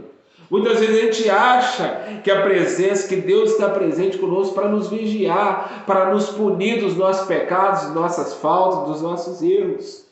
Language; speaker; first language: Portuguese; native; Portuguese